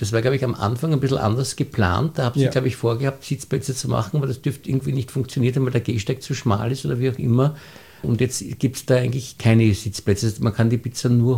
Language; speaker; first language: German; native; German